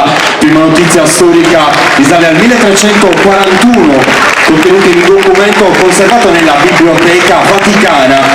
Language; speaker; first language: Italian; native; Italian